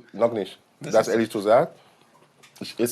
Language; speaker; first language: German; non-native, learner; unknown